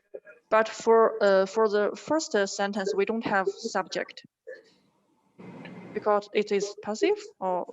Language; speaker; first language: English; non-native, learner; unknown